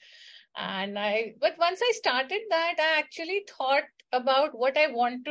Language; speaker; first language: English; non-native, local second language; Hindi